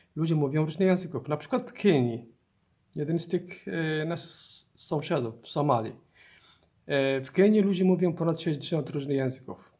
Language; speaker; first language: Polish; non-native, learner; Somali